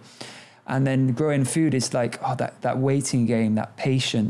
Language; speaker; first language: English; native; English